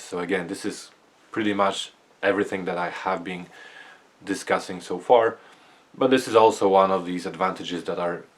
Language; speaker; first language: English; non-native, fluent; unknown